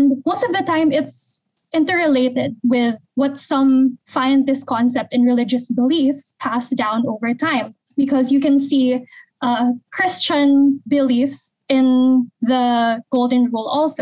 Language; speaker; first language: English; non-native, local second language; Hiligaynon